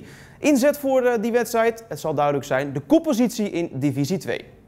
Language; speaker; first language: Dutch; native; Dutch